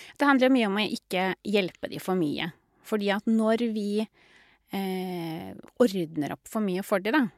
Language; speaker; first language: Norwegian; native; Norwegian